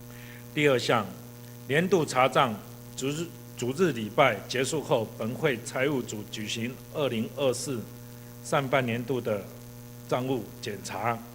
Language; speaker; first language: Chinese; native; Chinese